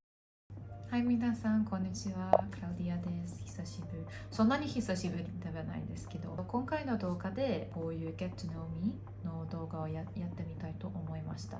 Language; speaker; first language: Japanese; non-native, fluent; Hungarian